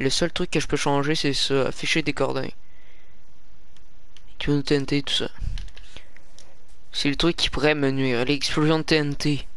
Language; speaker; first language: French; native; French